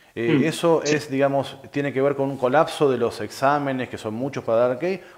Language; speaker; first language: Spanish; native; Spanish